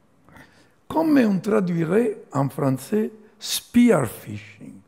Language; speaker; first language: French; non-native, fluent; Italian